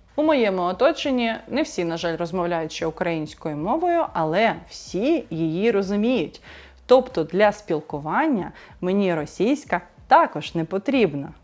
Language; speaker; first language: Ukrainian; non-native, local second language; Russian